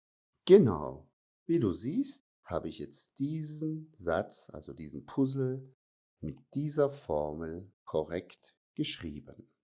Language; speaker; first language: German; non-native, fluent; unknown